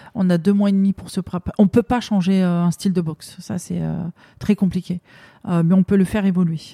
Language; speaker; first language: French; native; French